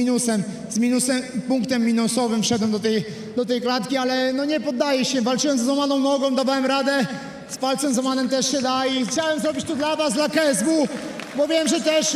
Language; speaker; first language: Polish; native; Polish